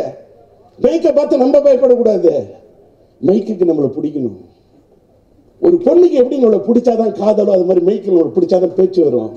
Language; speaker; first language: Tamil; native; Tamil